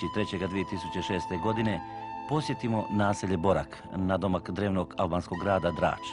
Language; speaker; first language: Bosnian; native; Bosnian